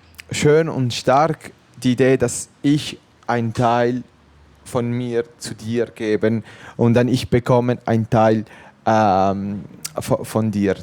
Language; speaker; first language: German; non-native, fluent; Italian